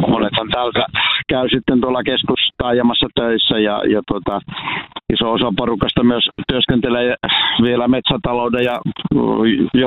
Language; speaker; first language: Finnish; native; Finnish